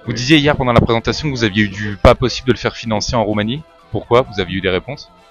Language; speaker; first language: French; native; French